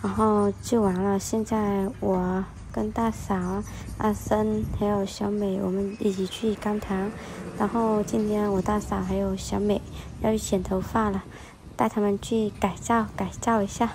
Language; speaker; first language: Chinese; non-native, fluent; Vietnamese